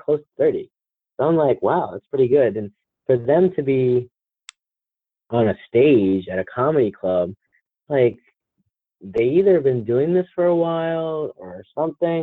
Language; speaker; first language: English; native; English